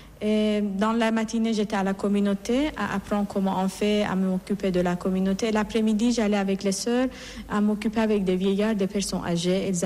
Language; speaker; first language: French; non-native, fluent; Persian